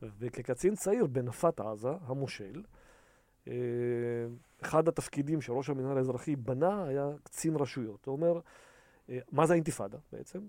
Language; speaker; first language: Hebrew; early bilingual, other home language; Russian